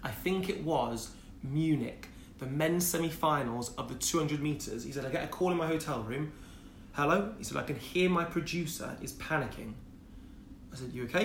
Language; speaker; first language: English; native; English